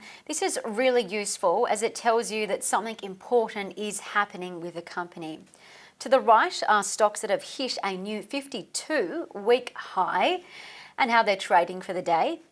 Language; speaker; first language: English; native; English